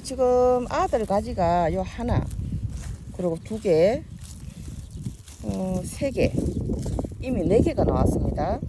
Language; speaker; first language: Korean; native; Korean